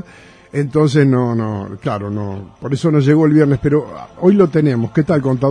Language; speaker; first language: Spanish; native; Spanish